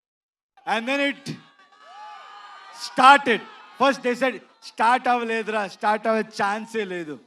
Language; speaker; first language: Telugu; non-native, learner; Kannada